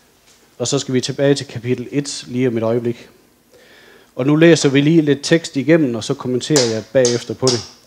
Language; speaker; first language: Danish; native; Danish